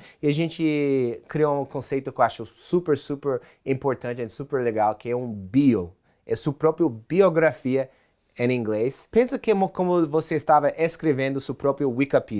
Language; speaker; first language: Portuguese; non-native, fluent; English